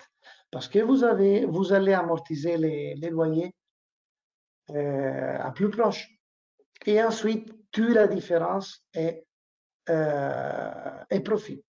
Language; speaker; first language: French; non-native, learner; Italian